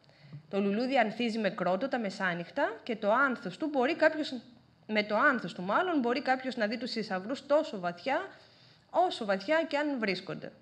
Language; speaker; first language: Greek; native; Greek